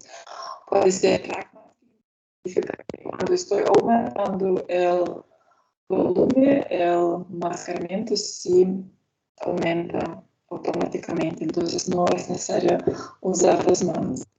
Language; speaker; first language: Spanish; non-native, learner; Lithuanian